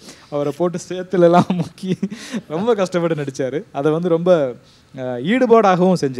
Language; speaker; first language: Tamil; native; Tamil